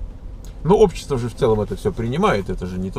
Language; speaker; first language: Russian; native; Russian